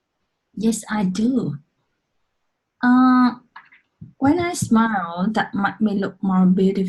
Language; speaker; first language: English; non-native, learner; Vietnamese